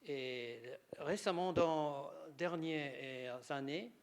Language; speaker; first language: French; non-native, learner; Japanese